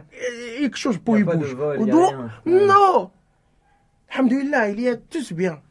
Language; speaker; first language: French; non-native, learner; Arabic